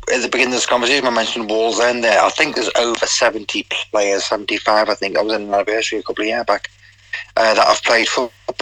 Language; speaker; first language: English; native; English